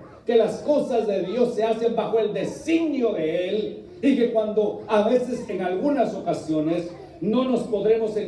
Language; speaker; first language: Spanish; native; Spanish